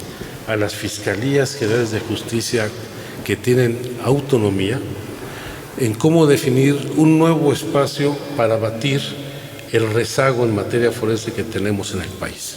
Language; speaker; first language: Spanish; native; Spanish